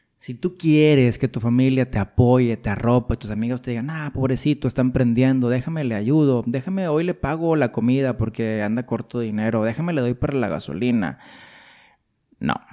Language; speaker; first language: Spanish; native; Spanish